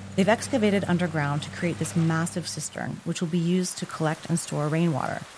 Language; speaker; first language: English; native; English